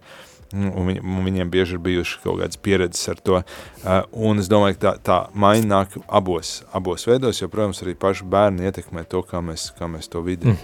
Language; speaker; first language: Latvian; native; Latvian